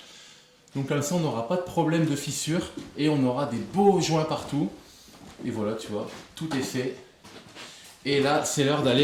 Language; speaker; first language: French; native; French